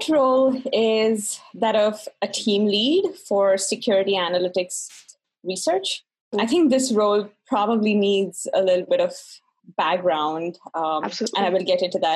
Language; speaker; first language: English; non-native, local second language; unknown